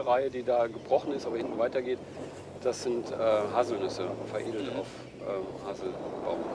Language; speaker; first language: German; native; German